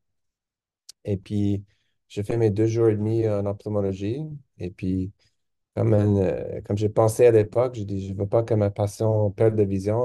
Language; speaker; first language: French; non-native, local second language; English